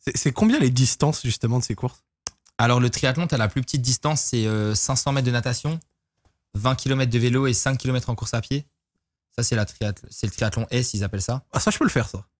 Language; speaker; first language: French; native; French